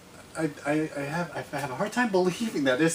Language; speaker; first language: English; native; English